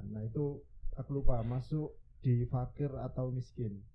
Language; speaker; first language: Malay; non-native, local second language; Javanese